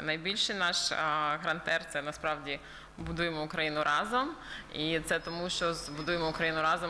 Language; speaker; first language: Ukrainian; early bilingual, heritage; Ukrainian